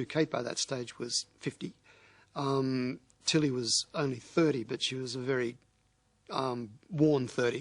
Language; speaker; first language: English; native; English